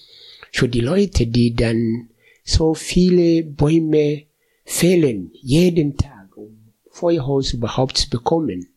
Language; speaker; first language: German; non-native, fluent; Swahili